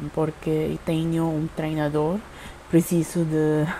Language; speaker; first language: Portuguese; non-native, learner; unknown